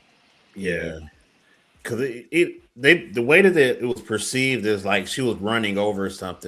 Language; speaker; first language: English; native; English